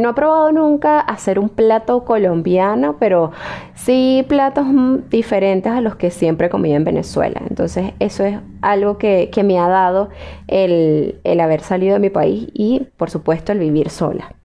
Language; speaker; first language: Spanish; native; Spanish